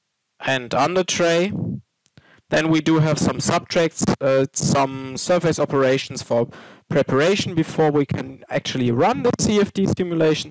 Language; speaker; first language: English; non-native, fluent; German